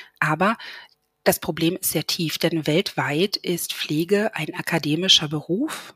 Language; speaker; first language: German; native; German